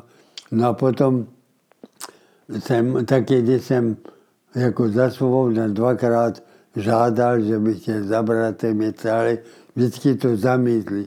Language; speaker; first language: Czech; early bilingual, heritage; Czech